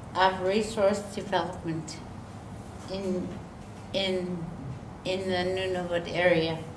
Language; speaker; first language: English; native; English